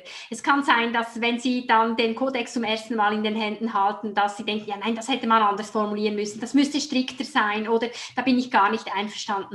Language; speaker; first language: German; native; German